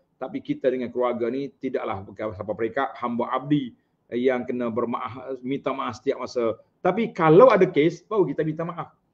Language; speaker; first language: Malay; native; Malay